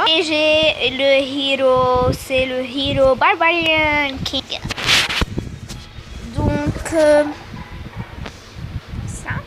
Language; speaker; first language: French; non-native, learner; Arabic